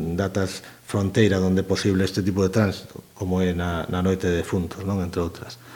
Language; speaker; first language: Galician; native; Galician